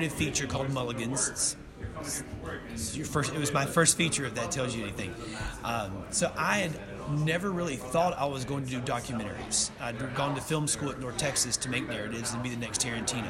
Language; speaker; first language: English; native; English